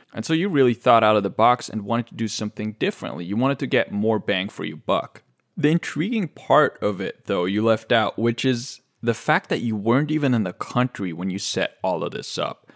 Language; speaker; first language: English; native; English